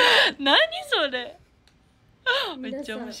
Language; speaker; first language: Japanese; native; Japanese